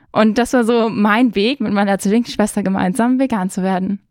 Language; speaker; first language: German; native; German